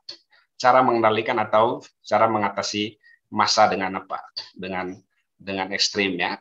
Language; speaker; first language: Indonesian; native; Indonesian